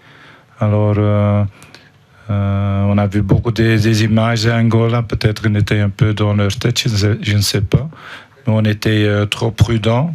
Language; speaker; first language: French; non-native, fluent; Dutch